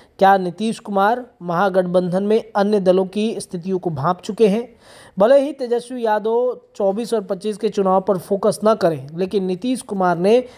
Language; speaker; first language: Hindi; native; Hindi